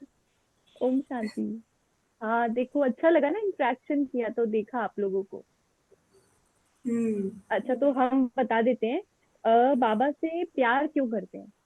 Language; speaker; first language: Hindi; native; Hindi